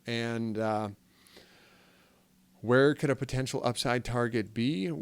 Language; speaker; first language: English; native; English